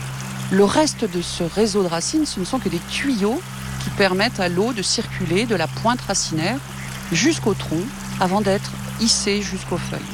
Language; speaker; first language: French; native; French